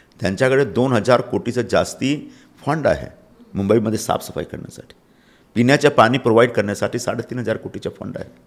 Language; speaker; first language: Marathi; non-native, local second language; Hindi